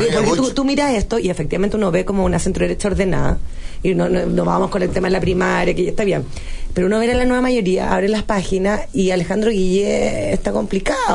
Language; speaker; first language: Spanish; native; Spanish